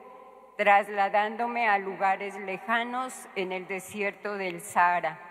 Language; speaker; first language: Spanish; native; Spanish